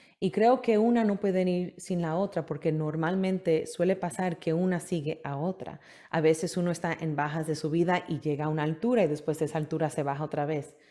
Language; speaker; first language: Spanish; early bilingual, heritage; Spanish